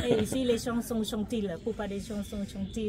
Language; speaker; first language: French; non-native, fluent; Thai